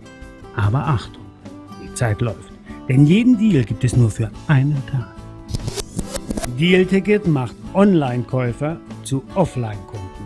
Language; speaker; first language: German; native; German